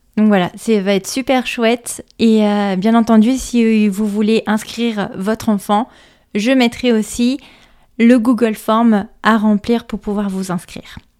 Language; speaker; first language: French; native; French